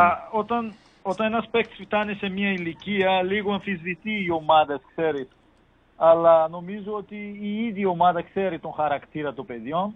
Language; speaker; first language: Greek; non-native, fluent; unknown